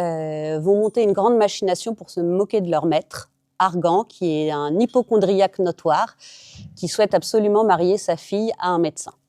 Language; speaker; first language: French; native; French